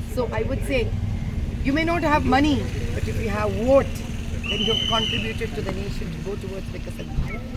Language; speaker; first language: English; non-native, local second language; Telugu